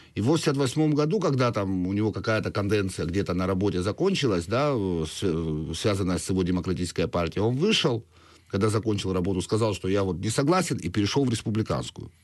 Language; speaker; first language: Russian; non-native, local second language; Georgian